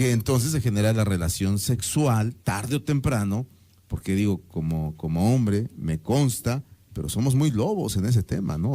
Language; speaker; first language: Spanish; native; Spanish